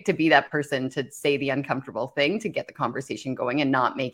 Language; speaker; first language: English; native; English